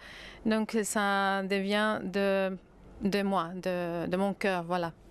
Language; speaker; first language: French; non-native, fluent; Greek